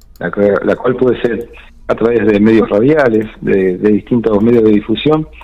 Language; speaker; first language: Spanish; native; Spanish